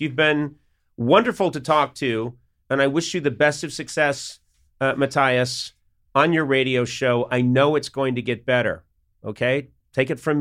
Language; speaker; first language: English; native; English